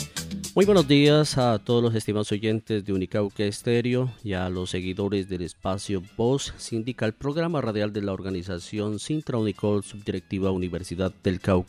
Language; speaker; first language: Spanish; native; Spanish